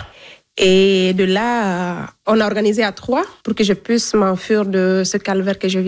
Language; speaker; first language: French; non-native, local second language; Fula